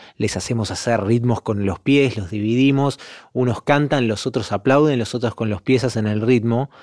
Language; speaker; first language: Spanish; native; Spanish